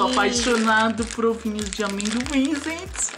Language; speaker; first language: Portuguese; native; Portuguese